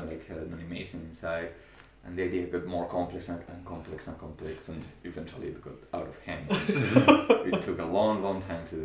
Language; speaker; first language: English; non-native, fluent; Spanish